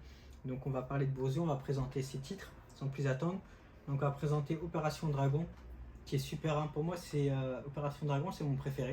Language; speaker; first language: French; native; French